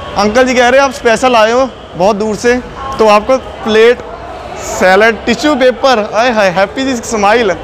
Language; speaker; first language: Hindi; non-native, local second language; Punjabi